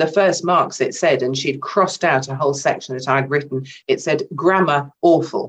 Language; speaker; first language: English; native; English